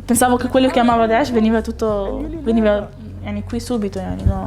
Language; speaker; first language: Italian; early bilingual, other home language; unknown